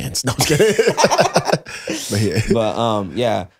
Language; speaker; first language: English; native; English